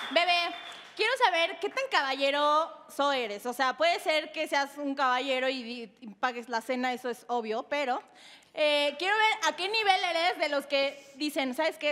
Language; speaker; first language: Spanish; native; Spanish